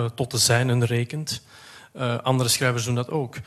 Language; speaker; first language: Dutch; native; Dutch